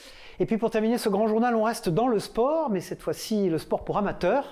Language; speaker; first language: French; native; French